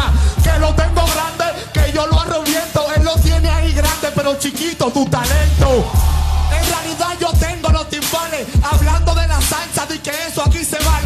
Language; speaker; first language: Spanish; native; Spanish